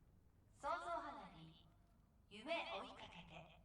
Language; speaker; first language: Japanese; native; Japanese